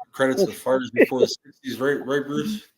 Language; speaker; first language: English; native; English